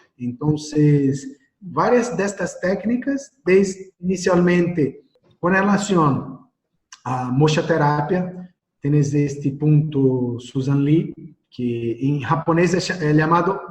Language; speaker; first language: Spanish; non-native, learner; Portuguese